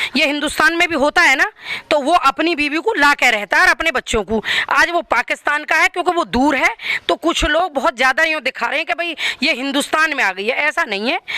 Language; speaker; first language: Hindi; native; Hindi